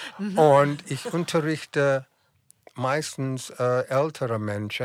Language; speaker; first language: German; non-native, fluent; English